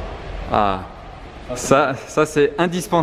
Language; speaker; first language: French; native; French